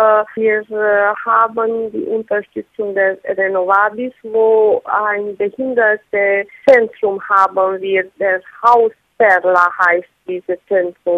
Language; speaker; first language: German; non-native, learner; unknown